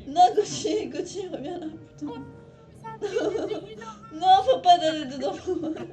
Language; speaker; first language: French; native; French